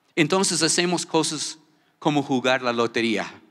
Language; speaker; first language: Spanish; non-native, fluent; English